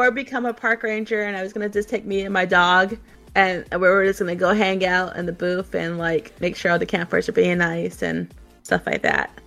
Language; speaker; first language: English; native; English